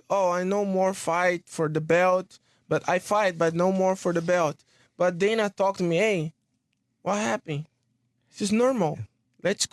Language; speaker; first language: English; non-native, learner; Portuguese